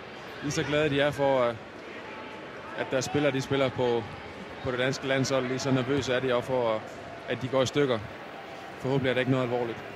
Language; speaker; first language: Danish; native; Danish